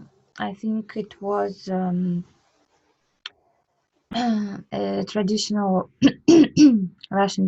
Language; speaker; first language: English; non-native, learner; Russian